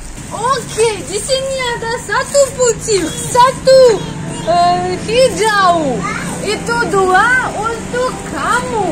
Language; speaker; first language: Indonesian; non-native, learner; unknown